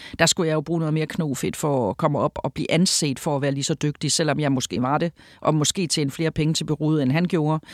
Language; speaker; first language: Danish; native; Danish